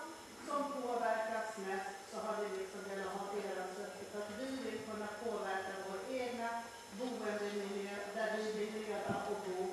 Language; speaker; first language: Swedish; native; Swedish